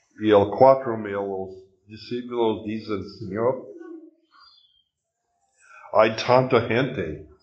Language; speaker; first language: Spanish; non-native, learner; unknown